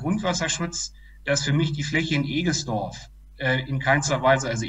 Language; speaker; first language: German; native; German